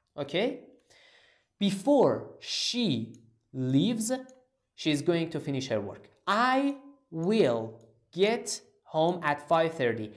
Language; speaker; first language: English; non-native, fluent; Persian